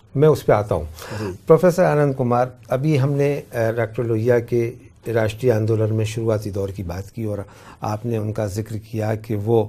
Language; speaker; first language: Hindi; native; Hindi